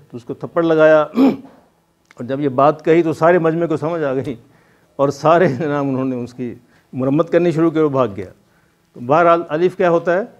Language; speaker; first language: Urdu; non-native, local second language; Punjabi